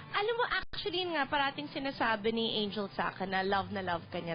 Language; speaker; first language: Filipino; native; Filipino